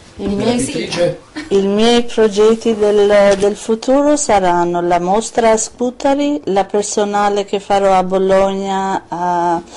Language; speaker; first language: Italian; non-native, fluent; Albanian